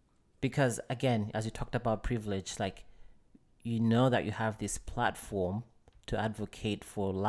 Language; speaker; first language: English; non-native, local second language; Nyanja